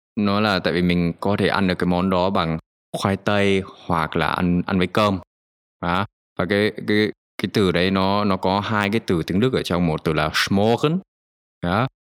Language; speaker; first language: Vietnamese; native; Vietnamese